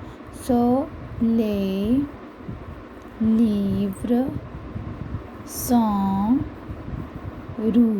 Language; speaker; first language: French; non-native, fluent; Hindi